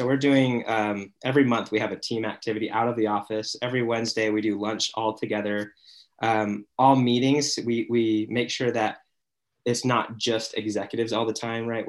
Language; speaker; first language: English; native; English